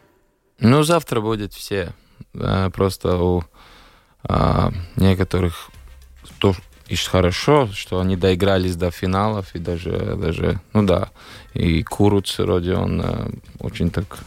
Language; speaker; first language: Russian; non-native, local second language; Latvian